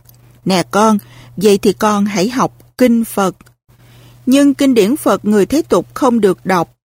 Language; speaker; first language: Vietnamese; native; Vietnamese